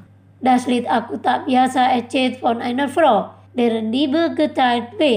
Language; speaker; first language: German; non-native, fluent; Indonesian